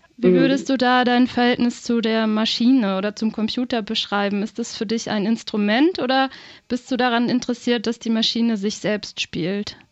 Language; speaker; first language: German; non-native, fluent; English